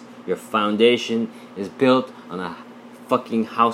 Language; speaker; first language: English; non-native, local second language; Bangla